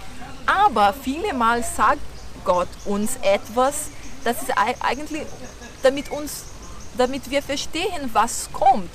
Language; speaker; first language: German; non-native, learner; Portuguese